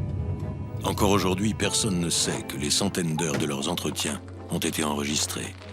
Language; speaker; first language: French; native; French